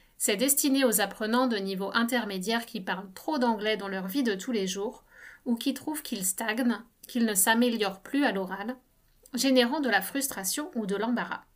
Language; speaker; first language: French; native; French